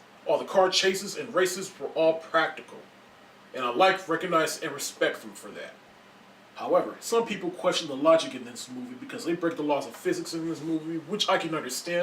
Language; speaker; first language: English; native; English